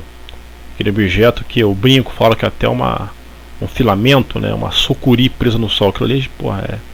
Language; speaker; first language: Portuguese; native; Portuguese